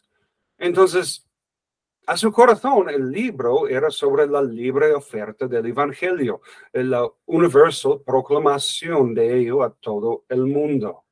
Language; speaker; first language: Spanish; non-native, fluent; English